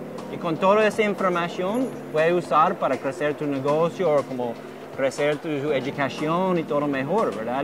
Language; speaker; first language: Spanish; non-native, learner; English